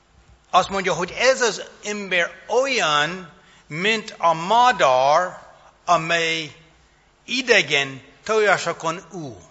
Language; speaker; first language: Hungarian; non-native, fluent; English